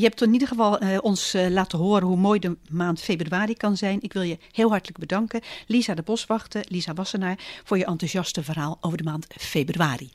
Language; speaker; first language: Dutch; native; Dutch